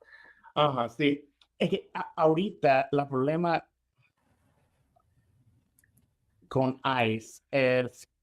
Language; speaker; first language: Spanish; non-native, fluent; English